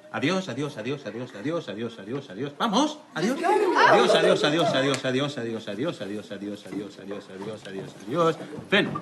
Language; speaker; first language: Spanish; non-native, fluent; English